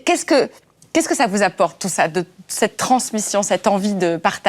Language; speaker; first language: French; native; French